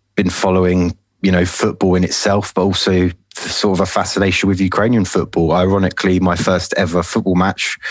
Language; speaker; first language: English; native; English